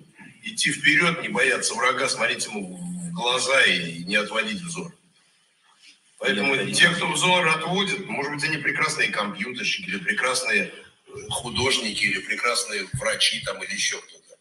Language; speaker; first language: Russian; native; Russian